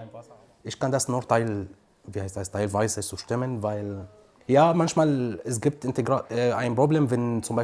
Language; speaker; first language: German; non-native, learner; Arabic